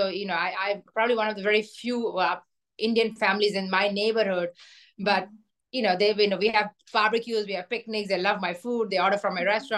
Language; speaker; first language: English; non-native, local second language; Urdu